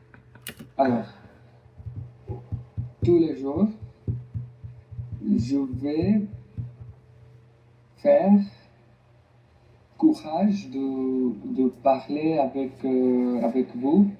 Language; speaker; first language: French; non-native, learner; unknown